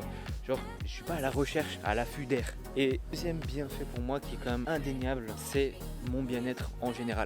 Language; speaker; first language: French; native; French